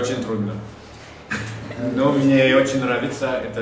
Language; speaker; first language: Russian; non-native, learner; French